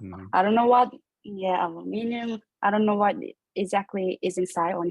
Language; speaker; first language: English; non-native, learner; Korean